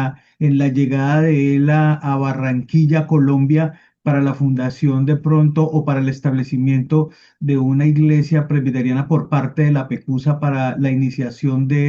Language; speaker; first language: Spanish; native; Spanish